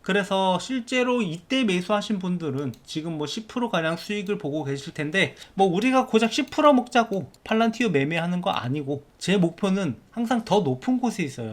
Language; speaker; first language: Korean; native; Korean